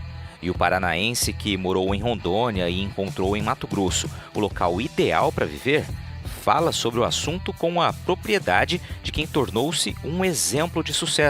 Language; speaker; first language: Portuguese; native; Portuguese